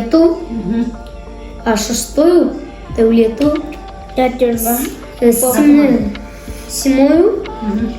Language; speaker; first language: Russian; non-native, local second language; Kazakh